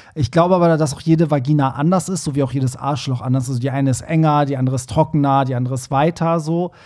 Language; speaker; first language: German; early bilingual, other home language; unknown